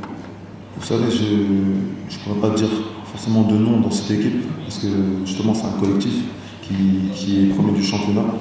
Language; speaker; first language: French; native; French